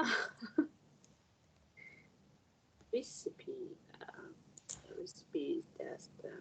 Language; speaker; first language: English; non-native, learner; Vietnamese